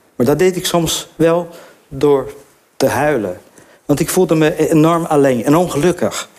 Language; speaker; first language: Dutch; non-native, fluent; Portuguese